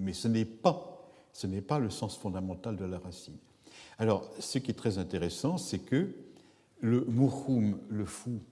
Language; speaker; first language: French; native; French